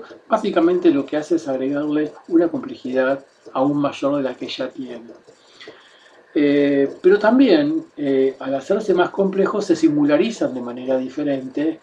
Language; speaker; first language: Spanish; native; Spanish